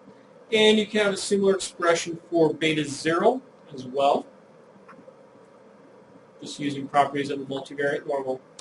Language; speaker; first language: English; native; English